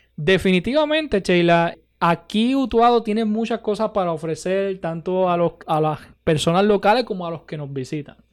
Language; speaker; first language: Spanish; native; Spanish